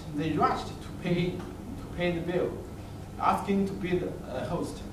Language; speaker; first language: English; non-native, learner; Chinese